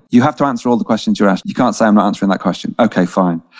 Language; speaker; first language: English; native; English